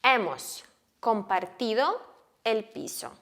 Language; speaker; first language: Spanish; non-native, fluent; Ukrainian